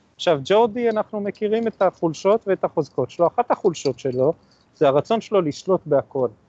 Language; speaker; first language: Hebrew; native; Hebrew